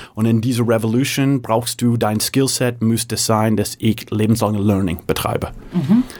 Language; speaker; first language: German; non-native, fluent; English